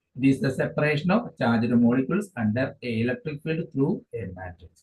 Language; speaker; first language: English; non-native, local second language; Malayalam